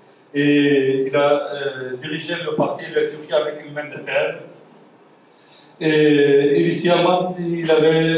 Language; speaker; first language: French; non-native, fluent; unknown